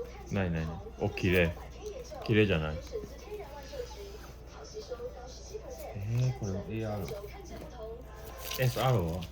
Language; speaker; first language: Japanese; non-native, learner; Cantonese